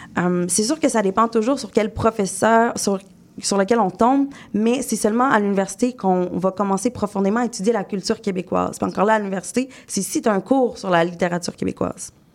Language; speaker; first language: French; native; French